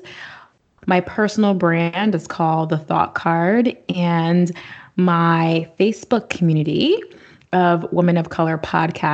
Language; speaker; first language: English; native; English